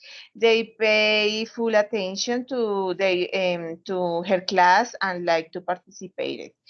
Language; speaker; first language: English; non-native, learner; Spanish